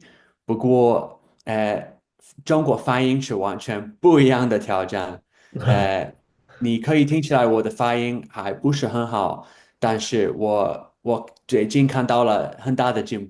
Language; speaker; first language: Chinese; non-native, fluent; English